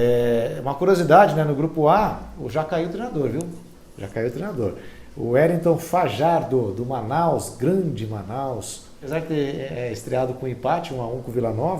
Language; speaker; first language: Portuguese; native; Portuguese